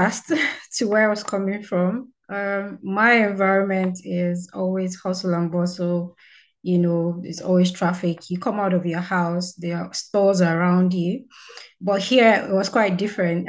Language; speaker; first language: English; non-native, local second language; Yoruba